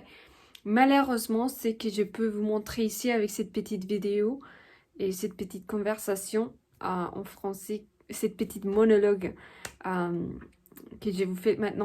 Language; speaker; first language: French; non-native, fluent; Spanish